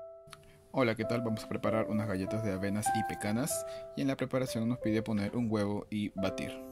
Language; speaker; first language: Spanish; native; Spanish